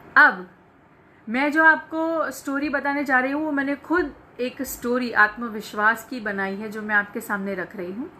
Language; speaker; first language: Hindi; non-native, local second language; Gujarati